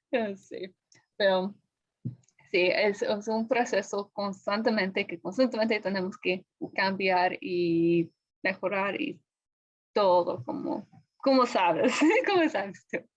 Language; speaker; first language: Spanish; non-native, fluent; English